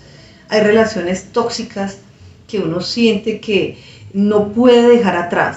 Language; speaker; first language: Spanish; native; Spanish